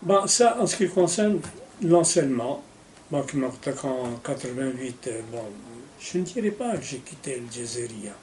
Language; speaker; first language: French; non-native, local second language; Arabic